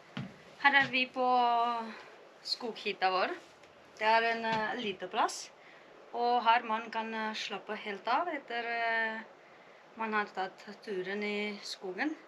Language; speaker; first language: Norwegian; non-native, fluent; Romanian